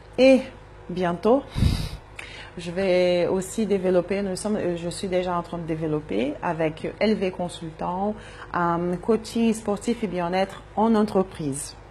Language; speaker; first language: French; non-native, fluent; Portuguese